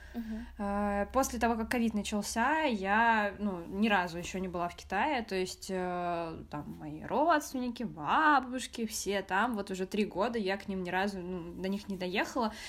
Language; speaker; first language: Russian; native; Russian